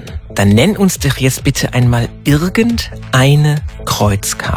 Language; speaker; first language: German; native; German